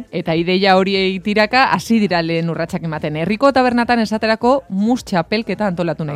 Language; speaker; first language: Basque; native; Basque